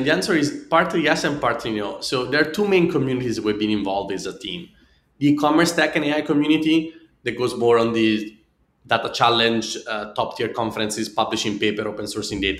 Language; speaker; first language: English; non-native, fluent; Italian